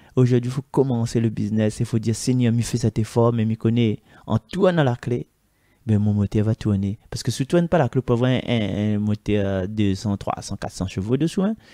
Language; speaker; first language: French; non-native, local second language; Malagasy